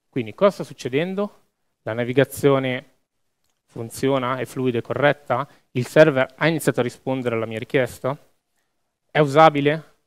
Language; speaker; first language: Italian; native; Italian